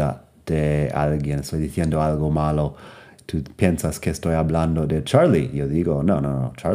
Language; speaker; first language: Spanish; non-native, fluent; English